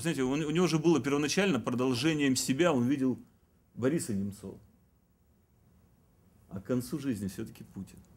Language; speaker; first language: Russian; native; Russian